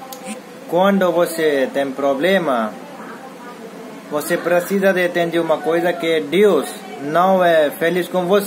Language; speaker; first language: Portuguese; non-native, learner; Hindi